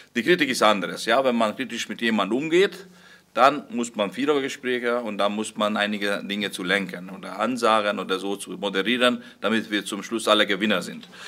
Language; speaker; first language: German; non-native, fluent; Hungarian